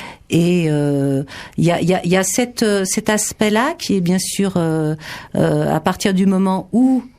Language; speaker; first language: French; native; French